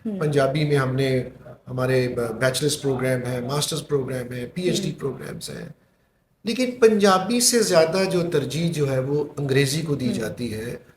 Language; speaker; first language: Urdu; non-native, local second language; Punjabi